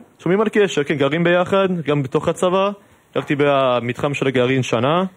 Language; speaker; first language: Hebrew; early bilingual, heritage; English